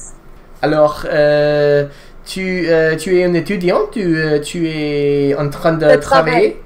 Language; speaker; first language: French; non-native, learner; English